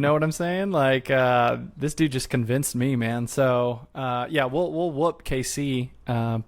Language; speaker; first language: English; native; English